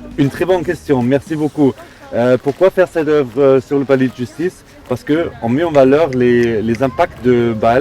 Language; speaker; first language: French; non-native, fluent; German